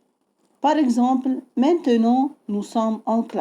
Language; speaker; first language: French; non-native, fluent; Arabic